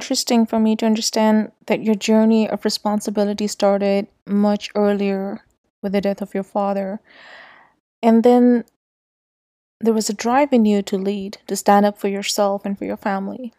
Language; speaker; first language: English; non-native, local second language; Urdu